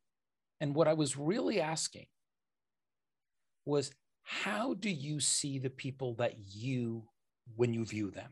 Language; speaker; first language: English; native; English